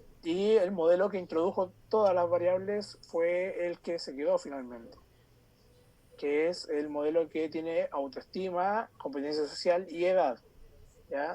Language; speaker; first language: Spanish; native; Spanish